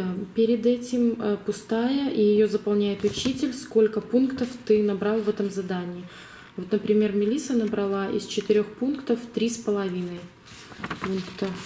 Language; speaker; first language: Russian; native; Russian